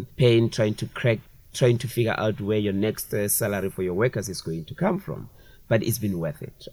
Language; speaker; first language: English; non-native, local second language; Tswana